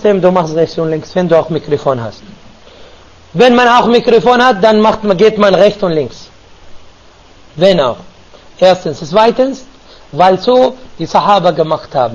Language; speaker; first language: German; non-native, fluent; Arabic